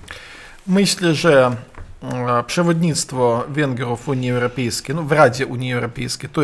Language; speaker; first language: Polish; non-native, learner; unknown